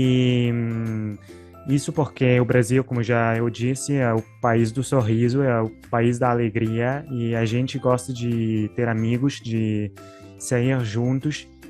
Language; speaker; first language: Portuguese; non-native, fluent; Italian